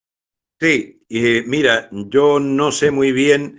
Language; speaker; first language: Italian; non-native, learner; Spanish